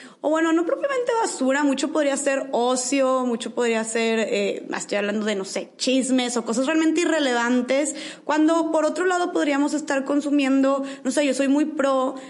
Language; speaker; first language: Spanish; native; Spanish